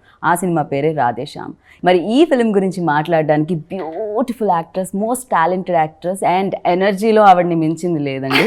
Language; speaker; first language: Telugu; native; Telugu